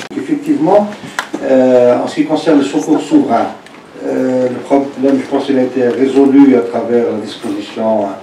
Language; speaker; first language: French; non-native, local second language; Arabic